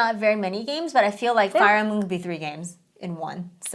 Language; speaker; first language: English; native; English